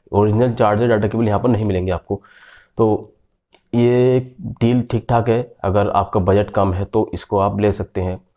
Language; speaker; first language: Hindi; native; Hindi